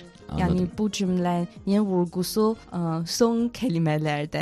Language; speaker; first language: Turkish; non-native, fluent; Chinese